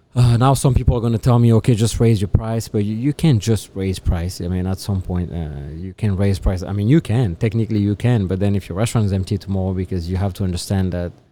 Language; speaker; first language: English; non-native, fluent; French